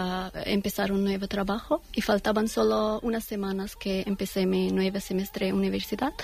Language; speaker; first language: Spanish; non-native, learner; Persian